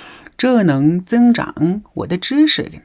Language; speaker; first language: Chinese; non-native, fluent; Mongolian